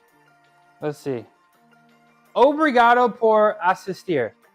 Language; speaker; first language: Portuguese; non-native, learner; English